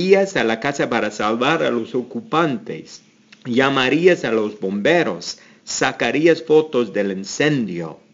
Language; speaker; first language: Spanish; non-native, fluent; English